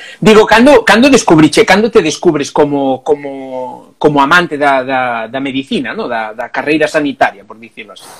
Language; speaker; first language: Galician; non-native, local second language; Spanish